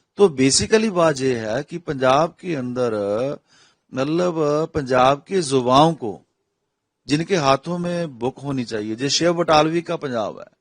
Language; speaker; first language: Hindi; non-native, local second language; Punjabi